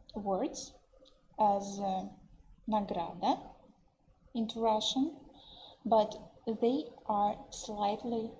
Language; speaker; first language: English; non-native, fluent; Russian